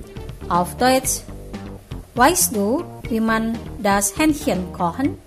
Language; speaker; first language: German; non-native, fluent; Indonesian